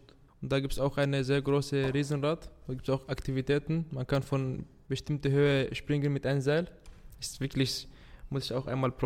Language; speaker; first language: German; non-native, fluent; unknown